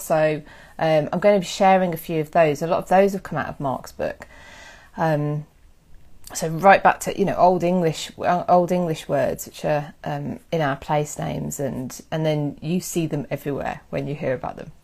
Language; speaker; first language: English; native; English